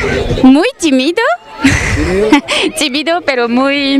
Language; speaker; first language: Spanish; non-native, learner; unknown